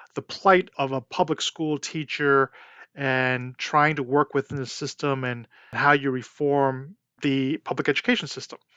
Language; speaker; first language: English; early bilingual, other home language; Chinese